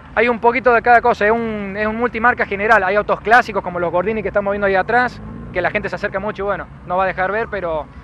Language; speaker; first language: Spanish; native; Spanish